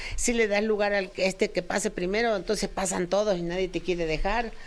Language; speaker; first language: Spanish; native; Spanish